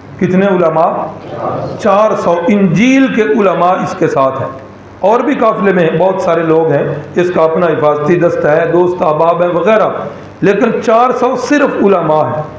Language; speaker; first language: Urdu; non-native, local second language; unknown